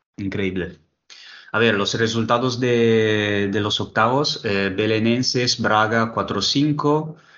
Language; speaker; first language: Spanish; non-native, fluent; Italian